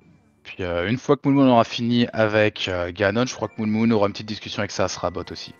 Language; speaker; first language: French; native; French